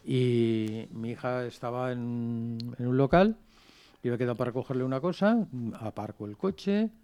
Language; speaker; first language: Spanish; non-native, local second language; Catalan